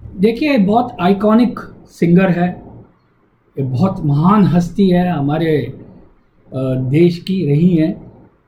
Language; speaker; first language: Hindi; non-native, local second language; Tamil